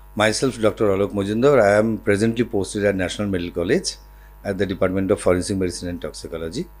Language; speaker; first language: English; non-native, local second language; Bangla